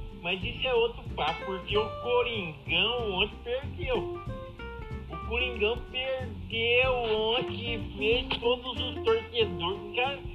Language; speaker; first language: Portuguese; native; Portuguese